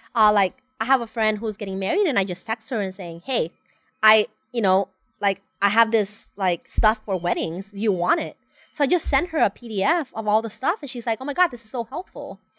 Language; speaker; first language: English; non-native, fluent; Spanish